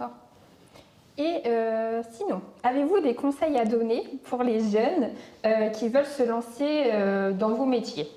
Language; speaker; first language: French; native; French